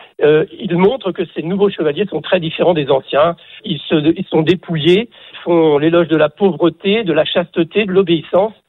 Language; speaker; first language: French; native; French